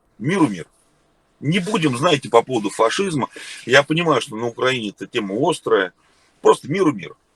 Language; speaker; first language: Russian; native; Russian